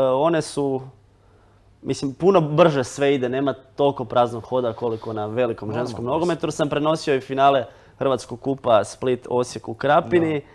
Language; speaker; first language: Croatian; native; Croatian